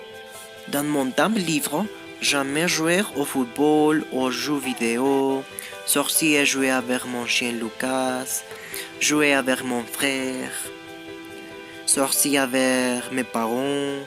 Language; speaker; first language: French; non-native, learner; Spanish